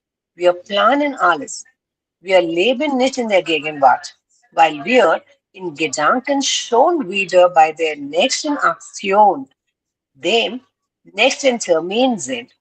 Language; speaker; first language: German; non-native, learner; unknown